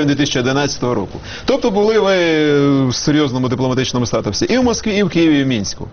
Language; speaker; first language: Ukrainian; native; Ukrainian